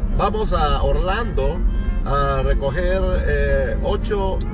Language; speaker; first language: Spanish; native; Spanish